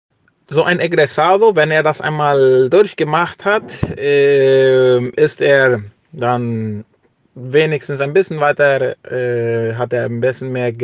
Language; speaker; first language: German; early bilingual, heritage; German